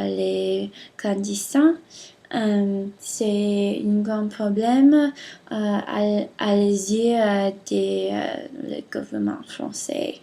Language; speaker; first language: French; non-native, learner; English